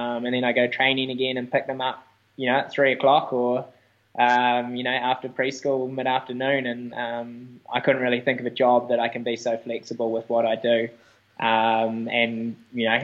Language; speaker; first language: English; native; English